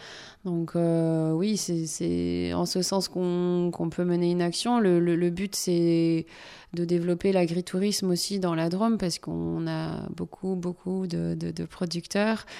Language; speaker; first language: French; native; French